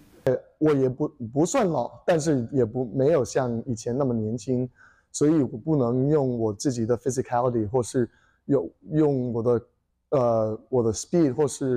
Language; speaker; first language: Chinese; early bilingual, heritage; English